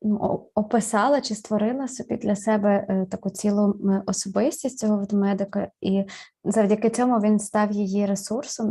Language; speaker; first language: Ukrainian; native; Ukrainian